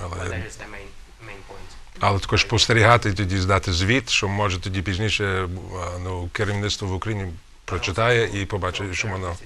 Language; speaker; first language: Ukrainian; early bilingual, heritage; Ukrainian